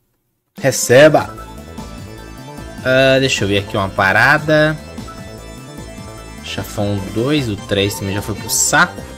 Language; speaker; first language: Portuguese; native; Portuguese